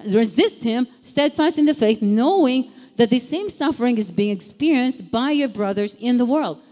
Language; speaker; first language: English; non-native, local second language; Filipino